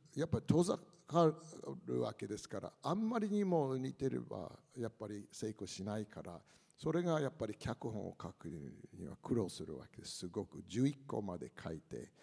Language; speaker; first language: Japanese; non-native, fluent; English